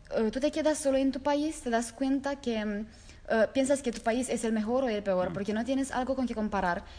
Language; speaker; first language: Spanish; non-native, fluent; Romanian